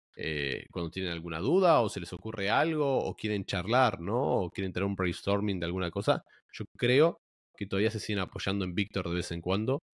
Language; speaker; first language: Spanish; native; Spanish